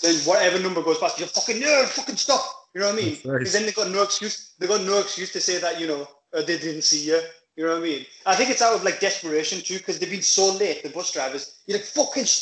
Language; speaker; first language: English; native; English